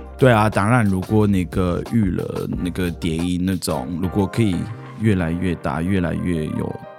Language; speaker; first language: Chinese; non-native, fluent; French